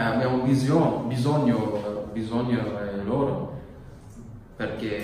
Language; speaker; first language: Italian; non-native, learner; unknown